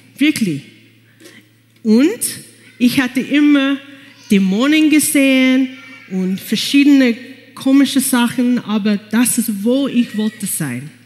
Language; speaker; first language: German; non-native, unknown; English